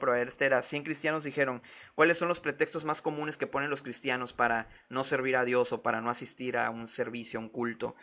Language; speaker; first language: Spanish; native; Spanish